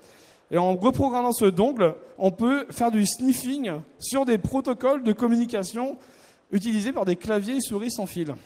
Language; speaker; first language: French; native; French